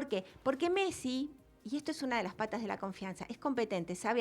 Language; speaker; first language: Spanish; native; Spanish